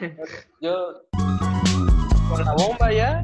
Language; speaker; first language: Spanish; native; Spanish